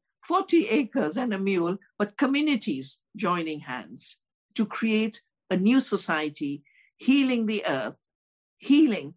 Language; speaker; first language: English; non-native, local second language; Hindi